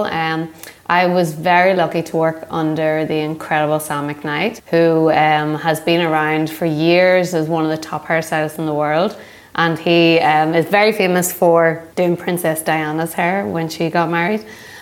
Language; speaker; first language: English; native; English